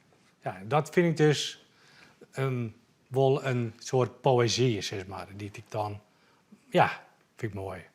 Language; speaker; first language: Dutch; non-native, local second language; Western Frisian